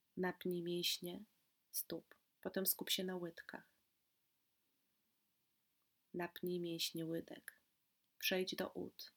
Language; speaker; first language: Polish; native; Polish